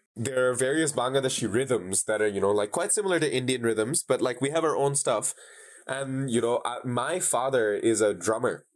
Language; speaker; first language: English; non-native, local second language; Bangla